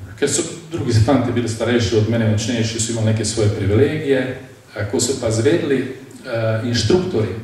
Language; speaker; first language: Slovenian; early bilingual, other home language; Bosnian